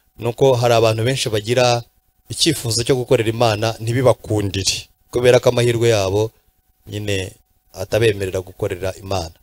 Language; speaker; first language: Kinyarwanda; native; Kinyarwanda